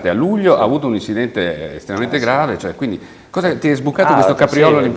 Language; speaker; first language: Italian; native; Italian